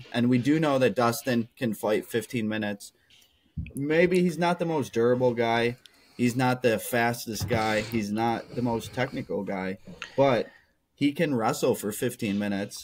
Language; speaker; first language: English; native; English